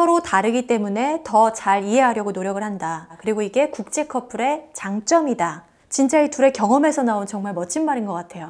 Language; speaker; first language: Korean; native; Korean